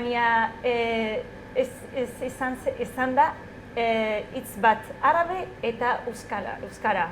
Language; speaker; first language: Basque; non-native, learner; Arabic